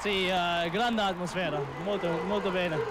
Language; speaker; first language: Italian; non-native, learner; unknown